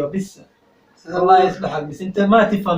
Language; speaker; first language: Arabic; native; Arabic